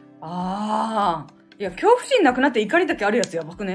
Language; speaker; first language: Japanese; native; Japanese